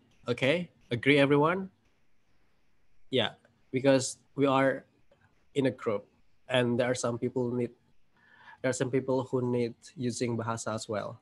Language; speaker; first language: English; non-native, fluent; Indonesian